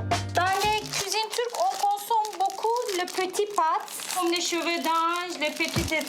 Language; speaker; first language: French; non-native, fluent; Turkish